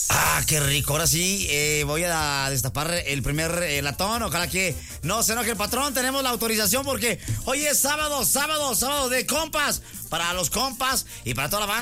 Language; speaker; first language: Spanish; native; Spanish